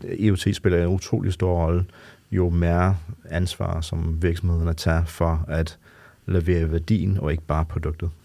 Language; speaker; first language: Danish; non-native, fluent; English